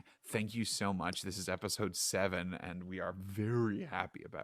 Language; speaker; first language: English; native; English